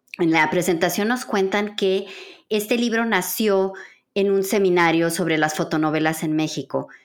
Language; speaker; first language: Spanish; native; Spanish